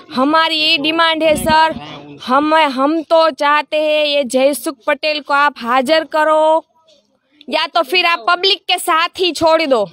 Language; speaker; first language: Hindi; non-native, local second language; Gujarati